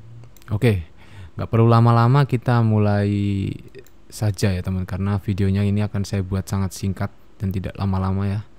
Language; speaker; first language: Indonesian; native; Indonesian